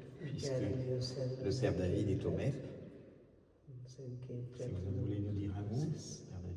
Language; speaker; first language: French; native; French